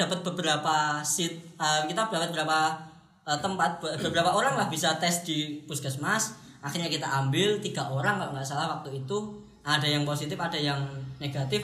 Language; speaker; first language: Indonesian; native; Indonesian